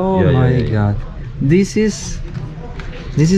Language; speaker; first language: English; non-native, learner; Polish